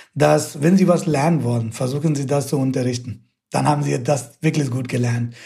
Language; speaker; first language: German; non-native, fluent; Hindi